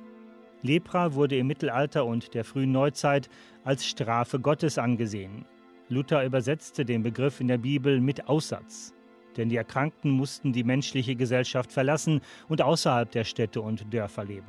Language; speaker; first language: German; native; German